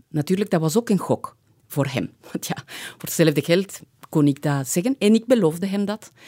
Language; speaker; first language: Dutch; non-native, fluent; Spanish